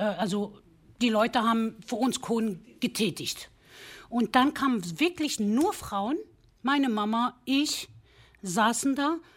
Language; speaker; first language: German; early bilingual, other home language; Kurdish